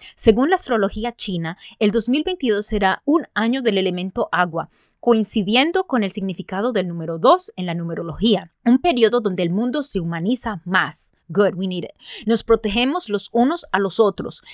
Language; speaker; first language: Spanish; early bilingual, other home language; English